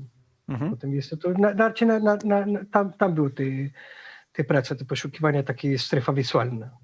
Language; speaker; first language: Polish; non-native, fluent; Spanish